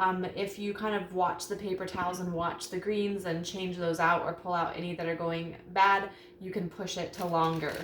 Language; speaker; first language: English; native; English